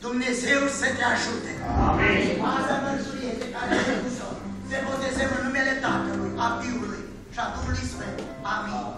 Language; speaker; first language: Romanian; native; Romanian